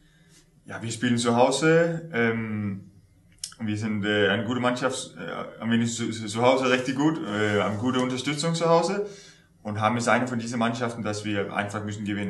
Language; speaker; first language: German; non-native, learner; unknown